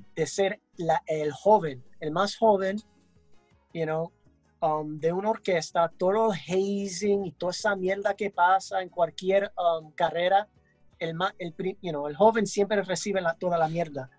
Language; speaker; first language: Spanish; early bilingual, heritage; English